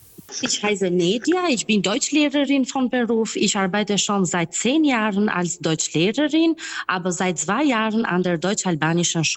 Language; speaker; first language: German; non-native, fluent; Albanian